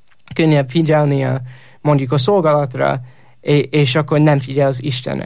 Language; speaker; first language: Hungarian; non-native, fluent; English